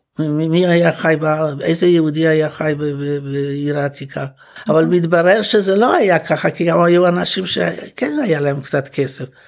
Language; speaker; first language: Hebrew; non-native, fluent; Polish